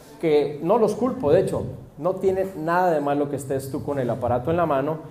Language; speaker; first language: Spanish; early bilingual, heritage; Spanish